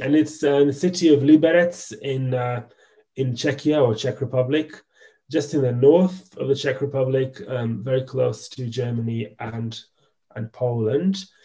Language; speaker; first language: English; non-native, fluent; Macedonian